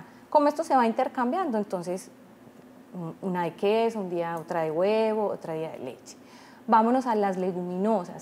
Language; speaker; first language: Spanish; native; Spanish